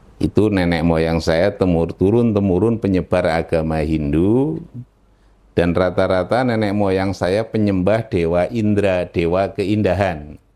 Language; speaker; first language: Indonesian; non-native, local second language; Javanese